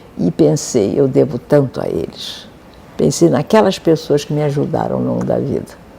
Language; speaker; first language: Portuguese; native; Portuguese